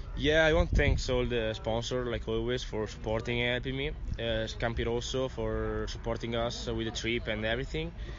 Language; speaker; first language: English; non-native, learner; Italian